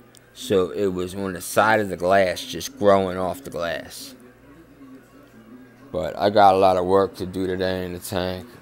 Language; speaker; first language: English; native; English